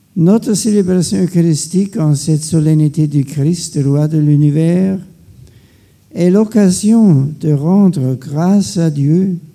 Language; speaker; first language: French; non-native, fluent; German